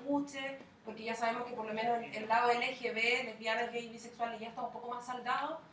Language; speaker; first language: Spanish; native; Spanish